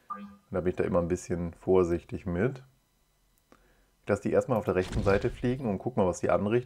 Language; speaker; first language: German; native; German